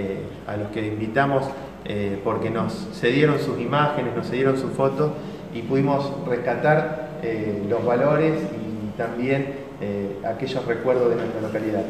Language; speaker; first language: Spanish; native; Spanish